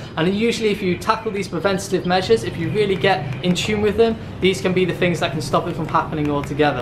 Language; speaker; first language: English; native; English